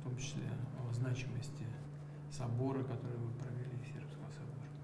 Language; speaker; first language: Russian; native; Russian